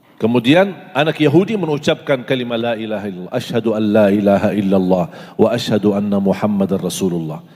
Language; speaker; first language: Indonesian; non-native, fluent; Arabic